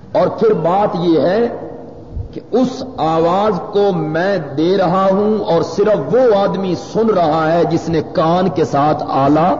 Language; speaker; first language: Urdu; non-native, local second language; Punjabi